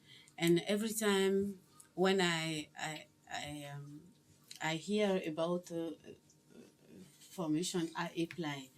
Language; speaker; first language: English; non-native, learner; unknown